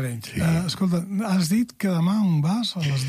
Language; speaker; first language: Catalan; native; Catalan